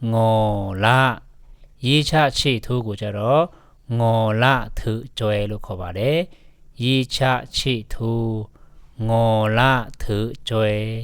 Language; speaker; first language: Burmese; non-native, local second language; Pa'o Karen